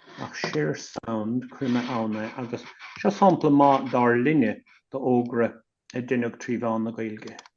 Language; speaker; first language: Irish; native; Irish